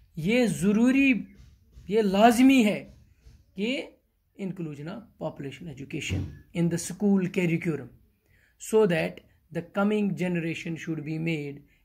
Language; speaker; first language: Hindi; non-native, local second language; Kashmiri